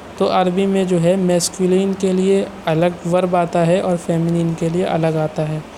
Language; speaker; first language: Urdu; native; Urdu